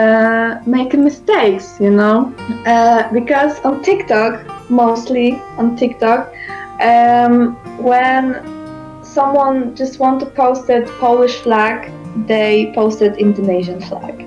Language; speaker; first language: English; non-native, learner; Polish